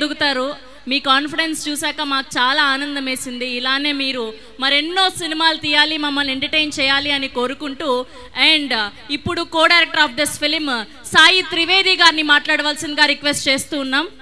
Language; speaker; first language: Telugu; native; Telugu